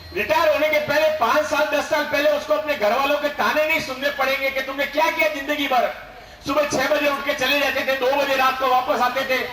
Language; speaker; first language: Hindi; non-native, local second language; Marathi